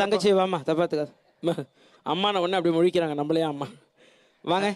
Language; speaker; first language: Tamil; native; Tamil